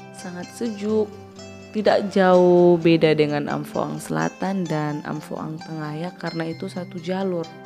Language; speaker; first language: Indonesian; native; Indonesian